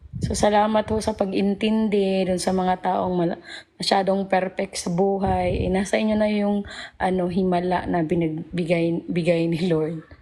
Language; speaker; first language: Filipino; non-native, local second language; Cebuano